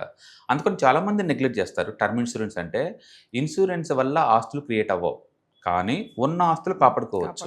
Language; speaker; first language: Telugu; native; Telugu